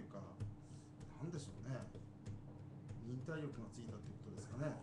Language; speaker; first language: Japanese; native; Japanese